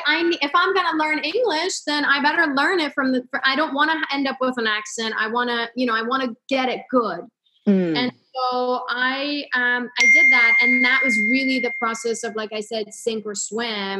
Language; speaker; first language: English; non-native, fluent; Persian